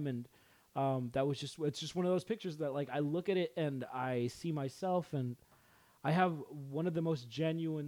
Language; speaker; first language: English; early bilingual, other home language; Spanish